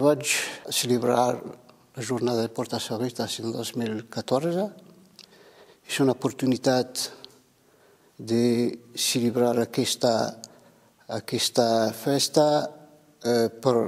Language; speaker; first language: Catalan; non-native, fluent; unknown